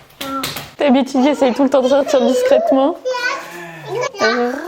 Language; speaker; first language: French; native; French